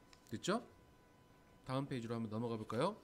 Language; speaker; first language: Korean; native; Korean